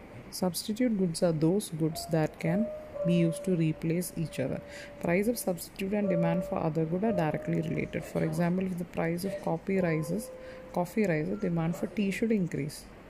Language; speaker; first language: English; non-native, local second language; Malayalam